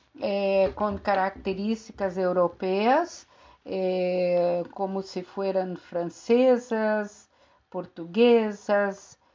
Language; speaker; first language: Spanish; non-native, fluent; Portuguese